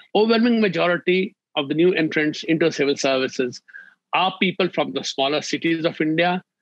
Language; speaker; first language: English; non-native, local second language; Hindi